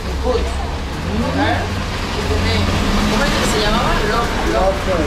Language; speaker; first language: Spanish; native; Spanish